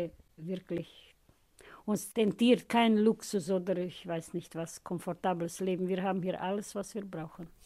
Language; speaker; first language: German; native; German